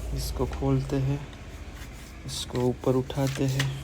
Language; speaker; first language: Hindi; non-native, local second language; Gujarati